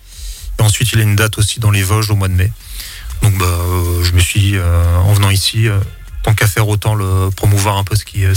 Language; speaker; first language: French; native; French